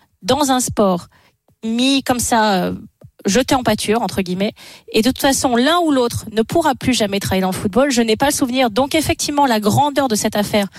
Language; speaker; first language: French; native; French